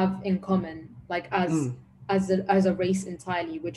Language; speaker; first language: English; native; English